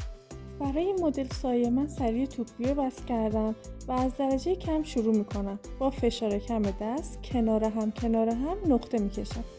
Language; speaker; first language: Persian; native; Persian